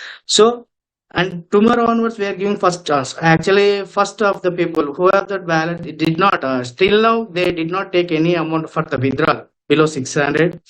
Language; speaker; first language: English; non-native, local second language; Telugu